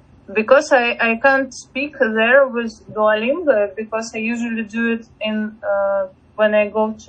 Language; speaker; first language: English; non-native, fluent; Russian